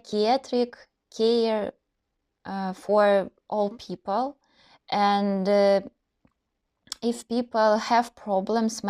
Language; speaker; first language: English; non-native, learner; Russian